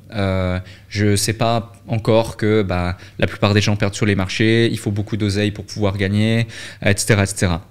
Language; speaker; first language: French; native; French